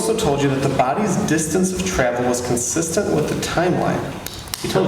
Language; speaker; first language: English; native; English